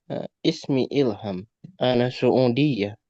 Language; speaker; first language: Arabic; non-native, learner; Indonesian